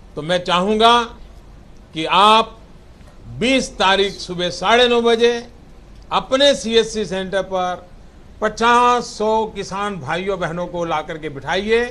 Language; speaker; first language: Hindi; non-native, local second language; Gujarati